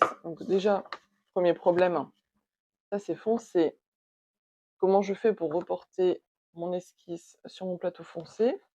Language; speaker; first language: French; native; French